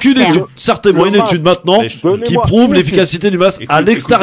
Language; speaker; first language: French; native; French